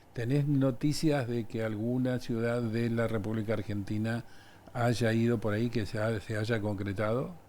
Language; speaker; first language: Spanish; native; Spanish